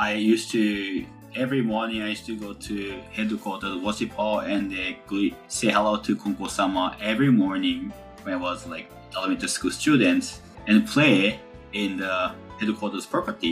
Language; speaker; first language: English; non-native, fluent; Japanese